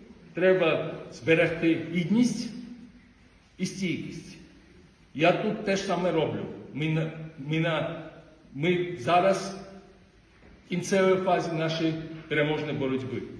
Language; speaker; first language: Ukrainian; non-native, fluent; Georgian